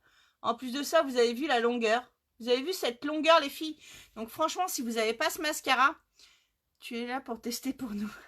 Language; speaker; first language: French; native; French